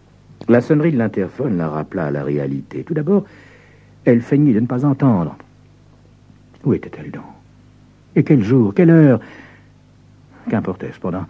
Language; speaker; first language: French; native; French